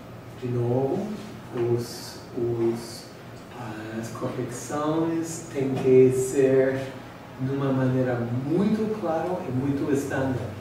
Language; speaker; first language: Portuguese; non-native, fluent; English